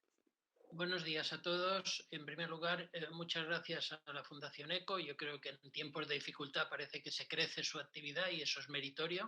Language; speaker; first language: Spanish; native; Spanish